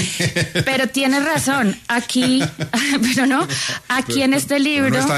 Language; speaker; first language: Spanish; native; Spanish